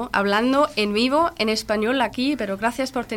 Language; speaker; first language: Spanish; non-native, fluent; German